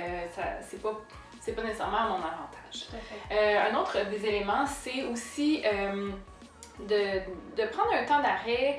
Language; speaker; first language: French; native; French